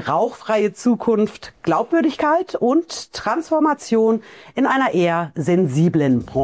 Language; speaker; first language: German; native; German